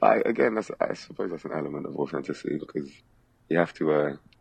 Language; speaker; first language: English; native; English